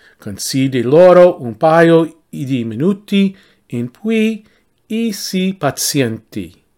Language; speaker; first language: Italian; non-native, learner; English